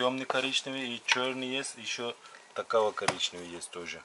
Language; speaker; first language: Russian; non-native, learner; Turkish